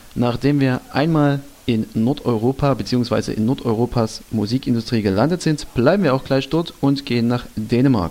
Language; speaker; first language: German; native; German